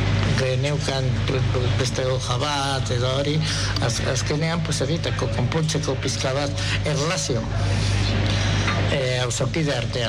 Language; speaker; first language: Basque; non-native, local second language; Spanish